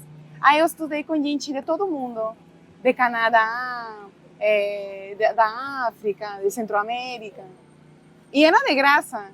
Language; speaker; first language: Portuguese; non-native, fluent; Spanish